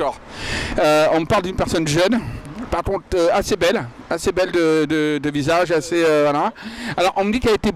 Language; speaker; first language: French; native; French